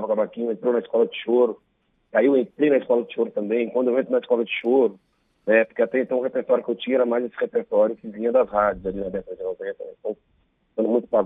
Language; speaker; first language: Portuguese; native; Portuguese